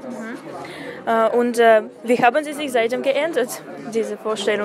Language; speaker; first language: German; non-native, learner; Russian